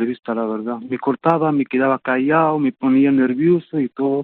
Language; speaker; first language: Spanish; non-native, fluent; Arabic